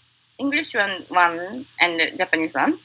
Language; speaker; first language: English; non-native, learner; Japanese